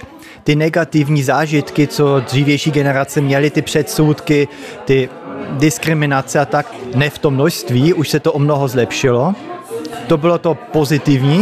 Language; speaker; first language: Czech; early bilingual, heritage; Czech